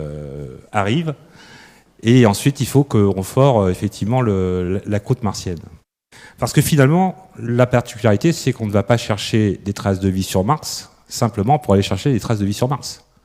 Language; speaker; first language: French; native; French